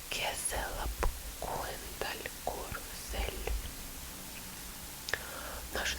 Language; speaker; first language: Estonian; non-native, learner; Russian